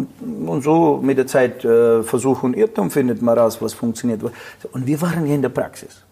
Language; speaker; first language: German; non-native, fluent; Russian